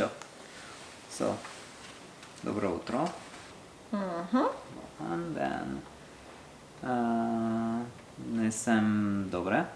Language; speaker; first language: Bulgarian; non-native, learner; French